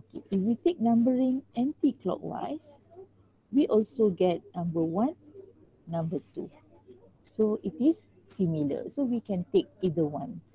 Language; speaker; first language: English; non-native, local second language; Malay